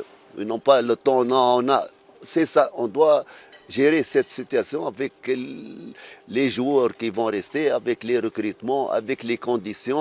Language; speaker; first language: French; non-native, fluent; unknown